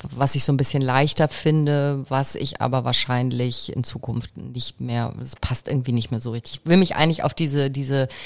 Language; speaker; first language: German; native; German